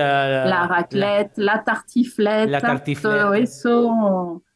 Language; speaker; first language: Spanish; non-native, fluent; French